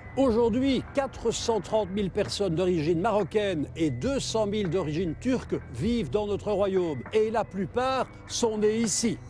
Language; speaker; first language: French; native; French